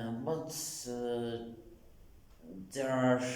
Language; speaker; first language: English; non-native, learner; Turkish